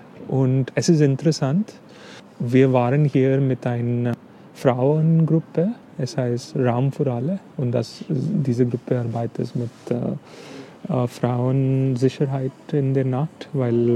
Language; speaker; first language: German; non-native, fluent; English